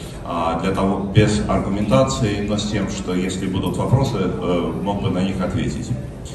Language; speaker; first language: Russian; native; Russian